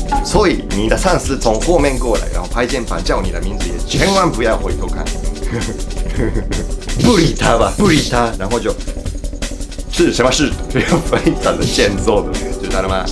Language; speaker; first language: Chinese; non-native, fluent; Japanese